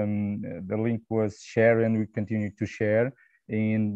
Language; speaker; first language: English; non-native, fluent; Portuguese